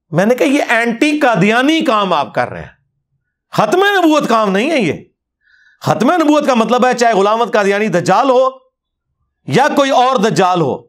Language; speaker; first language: Urdu; non-native, local second language; Punjabi